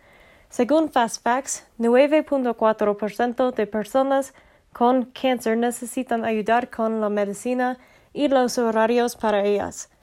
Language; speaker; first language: Spanish; non-native, learner; English